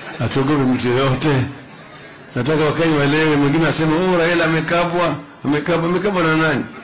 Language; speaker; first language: Swahili; non-native, local second language; Luo (Kenya and Tanzania)